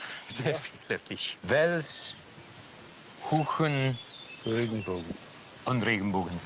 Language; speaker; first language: German; non-native, learner; Hungarian